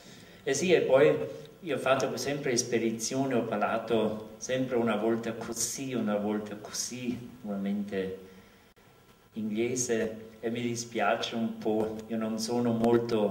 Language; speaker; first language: Italian; non-native, local second language; German